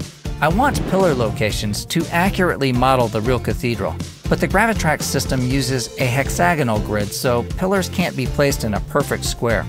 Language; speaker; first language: English; native; English